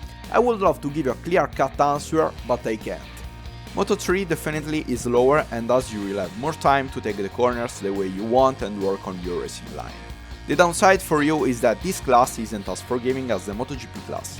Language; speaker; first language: English; non-native, fluent; German